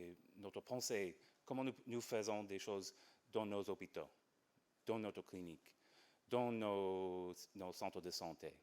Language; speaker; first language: French; non-native, fluent; English